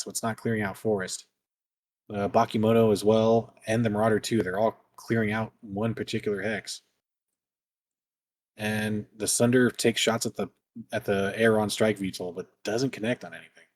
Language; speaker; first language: English; native; English